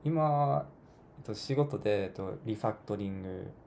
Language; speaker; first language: Japanese; non-native, learner; English